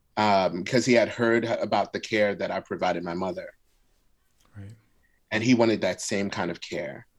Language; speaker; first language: English; early bilingual, other home language; Arabic